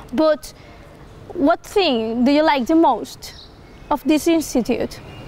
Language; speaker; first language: English; non-native, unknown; Spanish